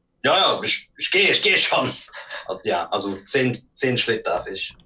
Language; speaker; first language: German; non-native, learner; English